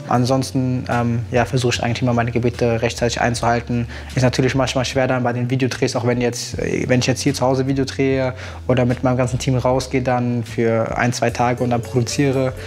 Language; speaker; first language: German; native; German